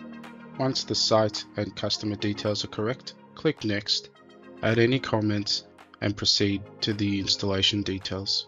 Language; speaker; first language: English; native; English